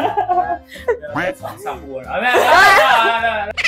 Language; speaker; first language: Chinese; native; Chinese